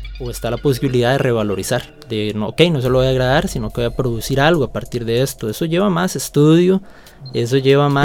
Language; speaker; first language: Spanish; native; Spanish